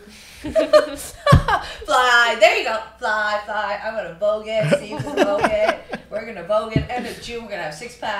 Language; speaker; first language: English; non-native, local second language; Cantonese